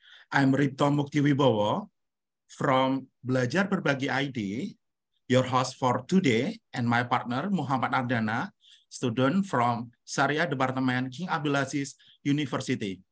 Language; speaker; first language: English; non-native, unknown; Indonesian